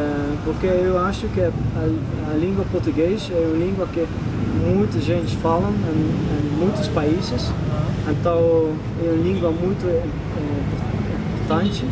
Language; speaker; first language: Portuguese; non-native, learner; Dutch